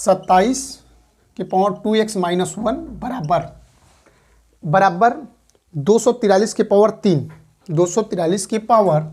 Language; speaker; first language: Hindi; native; Hindi